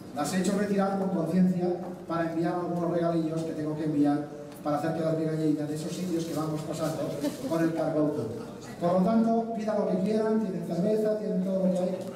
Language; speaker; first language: Spanish; non-native, local second language; Catalan